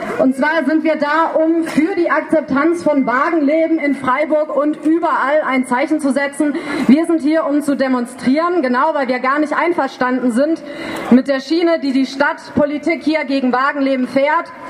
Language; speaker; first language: German; native; German